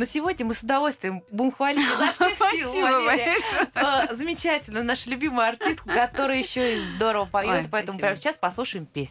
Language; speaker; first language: Russian; native; Russian